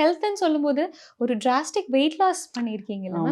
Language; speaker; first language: Tamil; native; Tamil